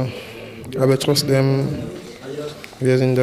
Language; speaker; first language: German; non-native, learner; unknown